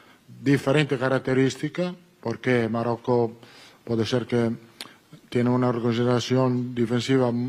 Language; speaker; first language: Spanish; non-native, fluent; Italian